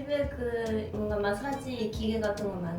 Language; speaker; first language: Korean; non-native, fluent; Dutch